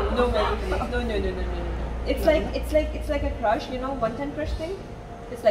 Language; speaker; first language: English; early bilingual, other home language; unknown